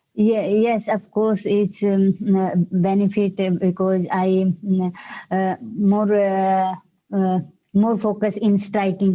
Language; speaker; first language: English; non-native, learner; Hindi